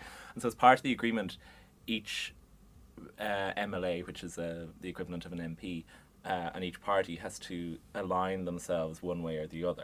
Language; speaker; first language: English; native; English